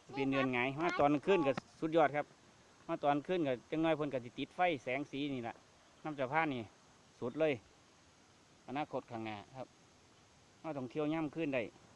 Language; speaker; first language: Thai; native; Thai